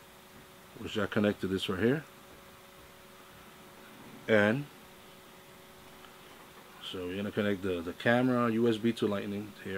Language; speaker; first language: English; native; English